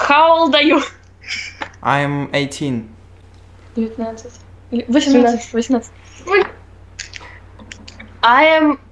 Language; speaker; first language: English; non-native, learner; Russian